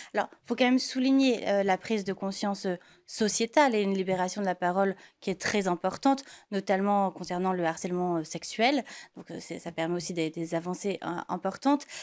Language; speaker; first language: French; native; French